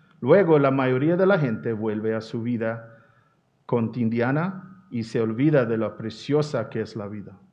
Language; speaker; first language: Spanish; non-native, fluent; English